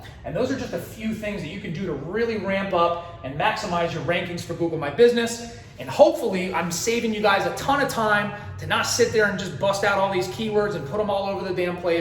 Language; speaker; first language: English; native; English